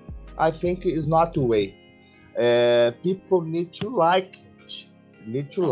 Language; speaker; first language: English; non-native, learner; Portuguese